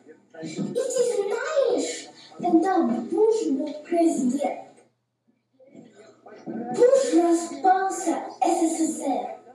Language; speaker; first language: Russian; non-native, learner; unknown